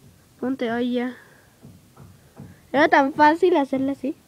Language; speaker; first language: Spanish; native; Spanish